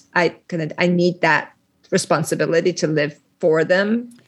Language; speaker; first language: English; early bilingual, other home language; Persian